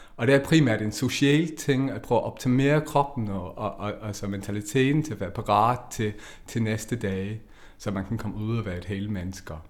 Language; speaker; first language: Danish; non-native, fluent; English